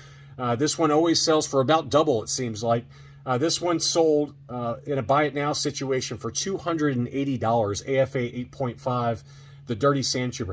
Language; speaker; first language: English; native; English